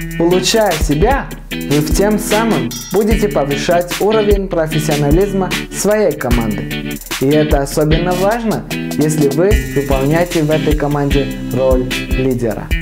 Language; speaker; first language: Russian; non-native, fluent; Armenian